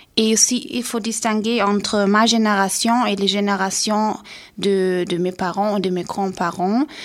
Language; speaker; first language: French; non-native, fluent; German